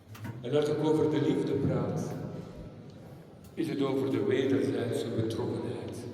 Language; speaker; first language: Dutch; non-native, fluent; French